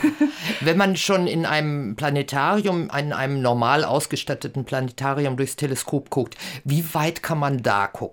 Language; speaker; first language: German; native; German